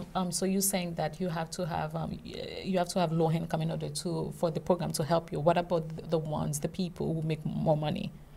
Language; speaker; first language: English; non-native, fluent; Haitian Creole